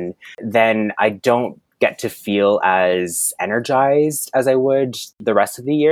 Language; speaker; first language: English; non-native, fluent; French